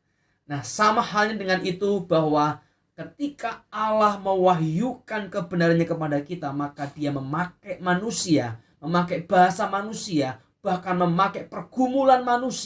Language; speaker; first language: Indonesian; native; Indonesian